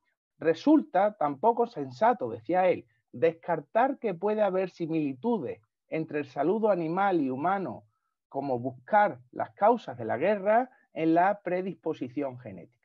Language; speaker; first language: Spanish; native; Spanish